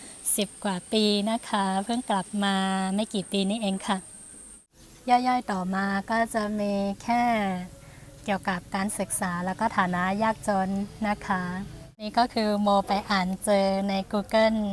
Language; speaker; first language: Thai; non-native, fluent; Burmese